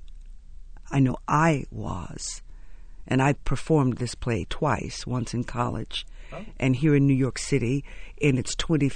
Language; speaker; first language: English; native; English